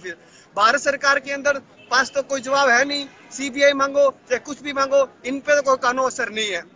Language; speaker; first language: Hindi; native; Hindi